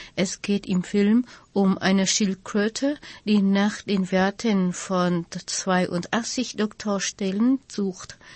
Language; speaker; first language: German; non-native, fluent; Vietnamese